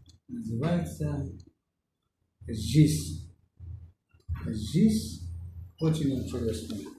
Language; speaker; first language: Russian; non-native, learner; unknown